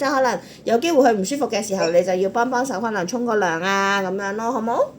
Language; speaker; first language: Cantonese; native; Cantonese